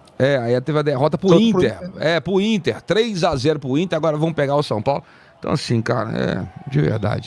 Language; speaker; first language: Portuguese; native; Portuguese